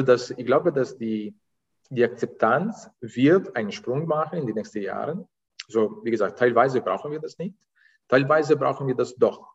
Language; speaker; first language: German; non-native, fluent; Italian